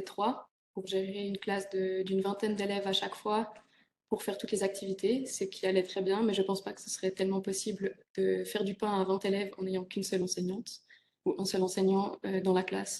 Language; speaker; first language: French; native; French